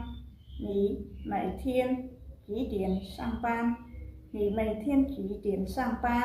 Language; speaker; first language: Chinese; non-native, fluent; Khmer